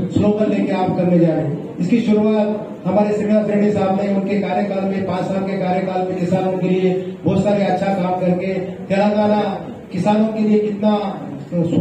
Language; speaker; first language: Hindi; non-native, local second language; Telugu